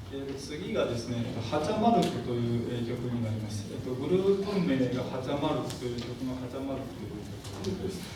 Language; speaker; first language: Japanese; native; Japanese